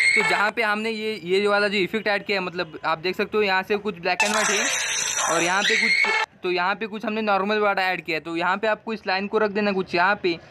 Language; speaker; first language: Hindi; non-native, local second language; Marathi